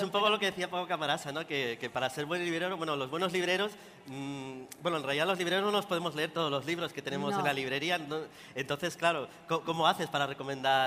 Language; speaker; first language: Spanish; native; Spanish